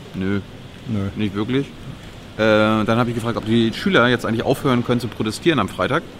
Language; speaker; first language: German; native; German